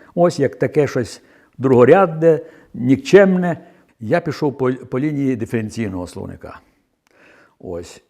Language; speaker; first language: Ukrainian; native; Ukrainian